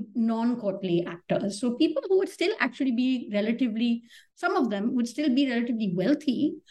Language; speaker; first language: English; non-native, local second language; Hindi